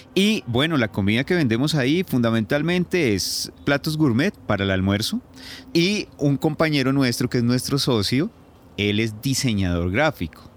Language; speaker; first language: Spanish; native; Spanish